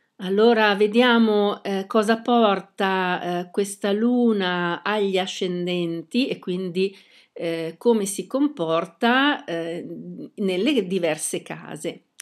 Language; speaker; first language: Italian; native; Italian